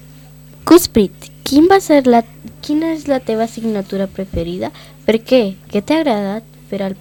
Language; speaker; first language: Catalan; non-native, learner; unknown